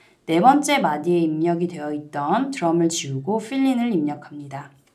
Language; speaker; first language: Korean; native; Korean